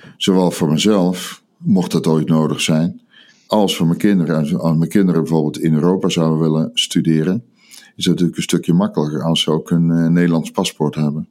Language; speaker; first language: Dutch; native; Dutch